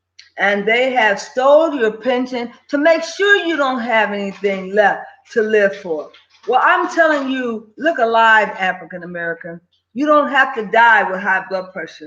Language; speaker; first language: English; native; English